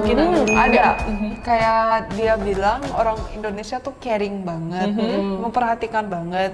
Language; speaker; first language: Indonesian; early bilingual, other home language; Korean